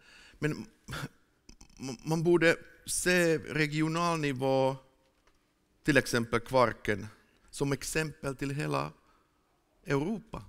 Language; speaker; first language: Swedish; non-native, fluent; Finnish